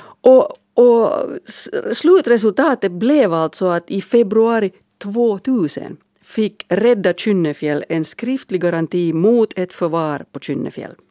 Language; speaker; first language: Swedish; native; Swedish